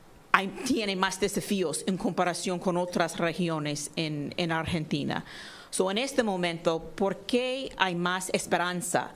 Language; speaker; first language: Spanish; non-native, fluent; English